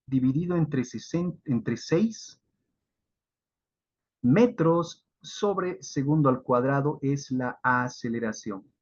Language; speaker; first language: Spanish; native; Spanish